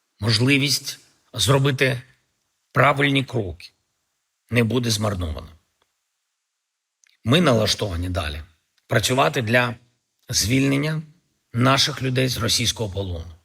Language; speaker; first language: Ukrainian; native; Ukrainian